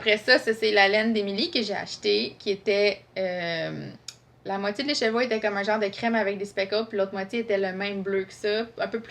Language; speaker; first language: French; native; French